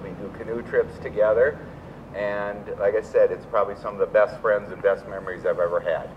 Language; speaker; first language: English; native; English